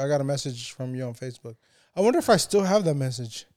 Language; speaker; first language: English; early bilingual, other home language; Spanish